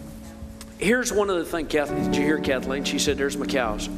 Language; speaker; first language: English; native; English